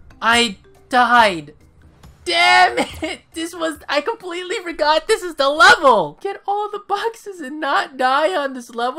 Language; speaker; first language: English; native; English